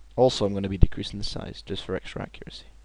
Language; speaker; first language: English; native; English